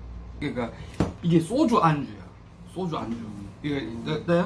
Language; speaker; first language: Korean; native; Korean